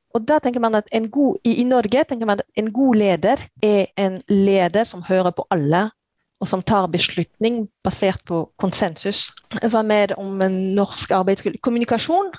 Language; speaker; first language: Norwegian; non-native, fluent; French